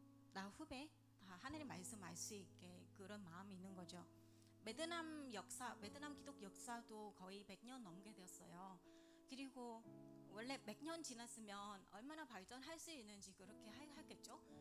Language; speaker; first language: Korean; non-native, learner; Vietnamese